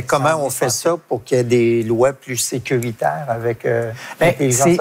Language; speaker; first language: French; native; French